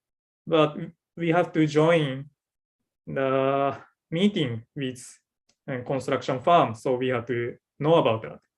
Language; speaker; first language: English; non-native, learner; Japanese